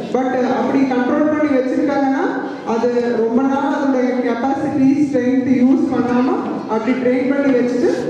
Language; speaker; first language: Tamil; non-native, local second language; Malayalam